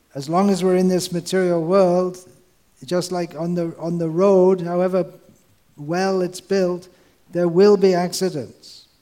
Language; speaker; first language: English; native; English